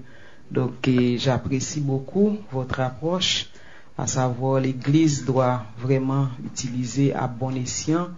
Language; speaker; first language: French; non-native, local second language; Haitian Creole